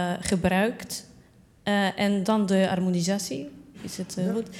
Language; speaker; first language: Dutch; non-native, learner; Portuguese